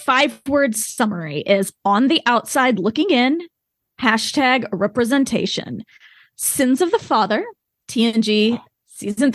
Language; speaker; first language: English; native; English